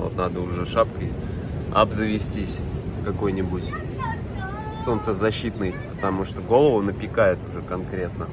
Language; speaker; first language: Russian; native; Russian